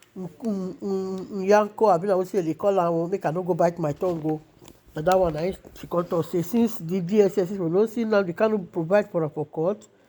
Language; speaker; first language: Nigerian Pidgin; non-native, local second language; Igbo